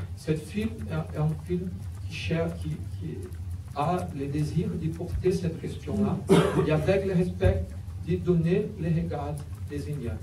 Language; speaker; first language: French; non-native, learner; Portuguese